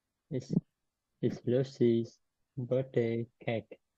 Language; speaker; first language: English; non-native, learner; Vietnamese